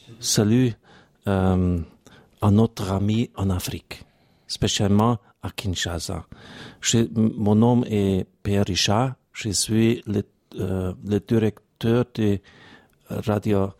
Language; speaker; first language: French; non-native, learner; German